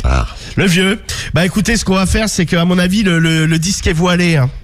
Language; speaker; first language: French; native; French